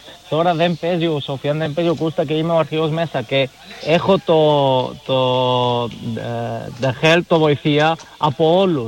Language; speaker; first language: Greek; non-native, learner; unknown